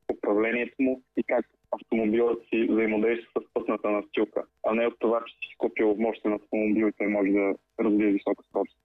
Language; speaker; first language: Bulgarian; native; Bulgarian